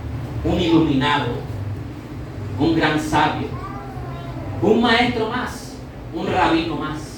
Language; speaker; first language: Spanish; native; Spanish